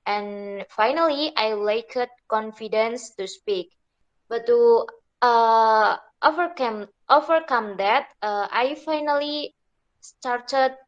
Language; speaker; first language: English; non-native, learner; Indonesian